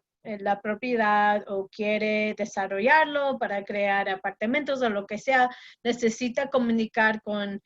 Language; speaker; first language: Spanish; non-native, fluent; English